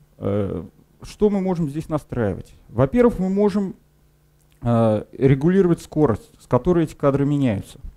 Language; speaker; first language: Russian; native; Russian